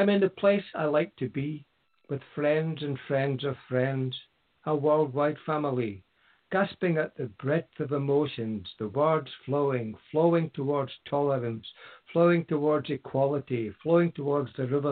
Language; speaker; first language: English; native; English